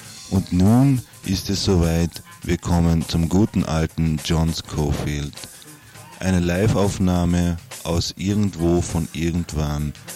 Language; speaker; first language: German; native; German